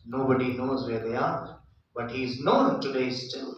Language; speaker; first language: English; non-native, local second language; Hindi